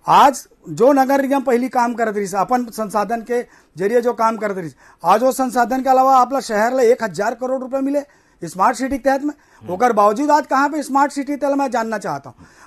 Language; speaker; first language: Hindi; native; Hindi